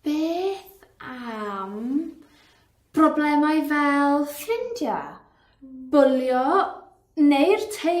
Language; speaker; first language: Welsh; non-native, learner; English